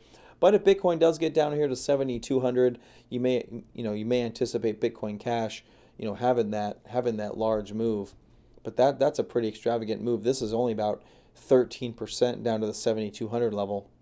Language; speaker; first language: English; native; English